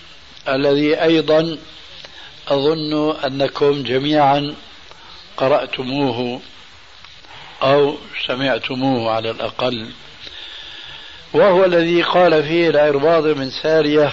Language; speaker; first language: Arabic; early bilingual, other home language; Albanian